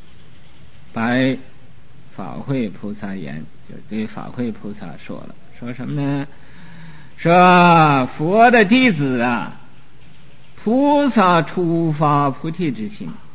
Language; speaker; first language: Chinese; native; Chinese